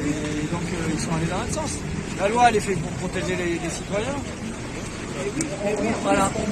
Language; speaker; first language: French; native; French